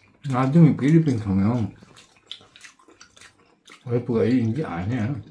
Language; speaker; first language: Korean; non-native, learner; Filipino